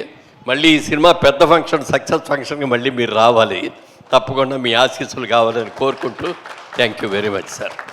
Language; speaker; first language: Telugu; native; Telugu